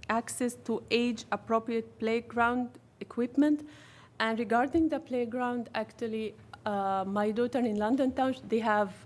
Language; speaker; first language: English; non-native, fluent; Arabic